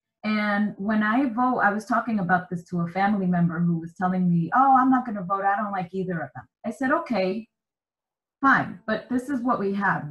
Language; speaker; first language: English; early bilingual, other home language; Spanish